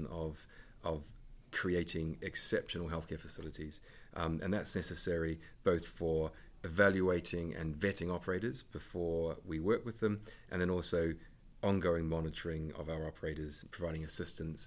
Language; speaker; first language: English; native; English